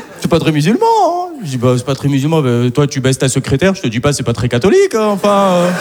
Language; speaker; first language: French; native; French